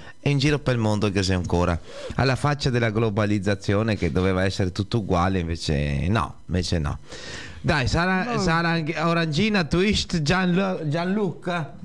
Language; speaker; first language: Italian; native; Italian